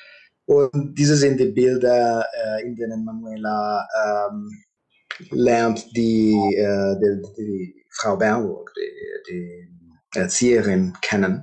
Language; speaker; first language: German; non-native, fluent; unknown